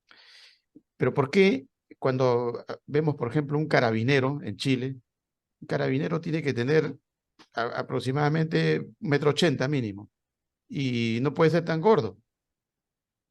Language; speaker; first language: Spanish; native; Spanish